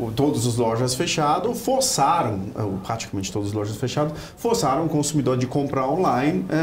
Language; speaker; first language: Portuguese; non-native, fluent; German